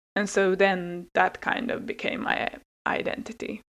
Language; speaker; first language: English; non-native, fluent; Hungarian